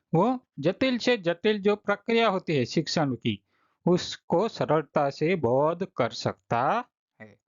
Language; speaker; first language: Hindi; non-native, local second language; Gujarati